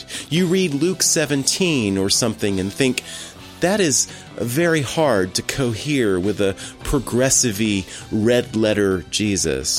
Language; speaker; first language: English; native; English